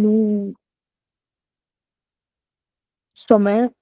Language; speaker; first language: French; non-native, learner; Punjabi